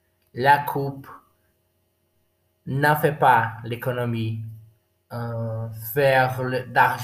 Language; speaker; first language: French; non-native, learner; Portuguese